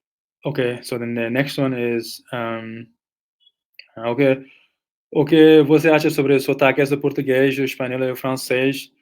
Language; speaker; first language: Portuguese; non-native, fluent; Nepali